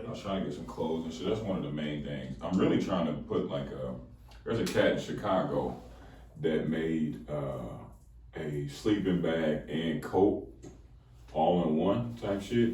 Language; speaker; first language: English; native; English